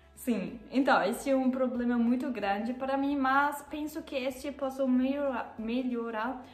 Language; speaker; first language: Portuguese; non-native, learner; German